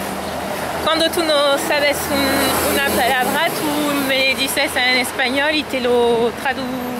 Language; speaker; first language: Spanish; non-native, learner; French